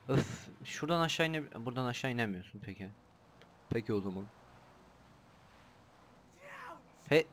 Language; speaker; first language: Turkish; native; Turkish